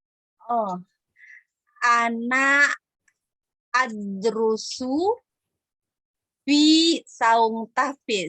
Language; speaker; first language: Arabic; non-native, learner; Indonesian